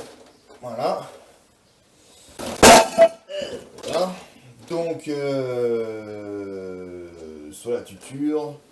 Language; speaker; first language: French; native; French